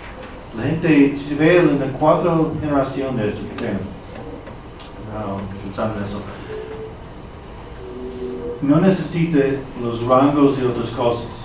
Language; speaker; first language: Spanish; non-native, fluent; English